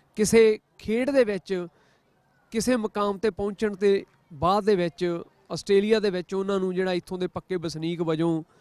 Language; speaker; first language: Punjabi; native; Punjabi